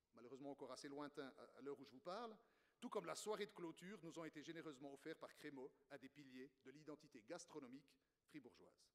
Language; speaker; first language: French; native; French